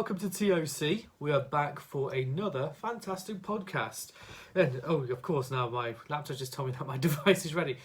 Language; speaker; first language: English; native; English